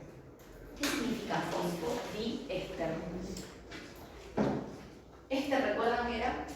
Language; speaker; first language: Spanish; native; Spanish